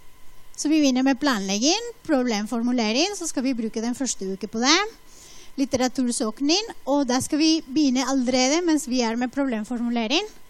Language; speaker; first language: Norwegian; non-native, fluent; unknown